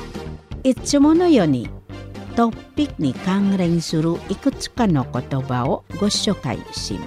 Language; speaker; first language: Japanese; non-native, fluent; Indonesian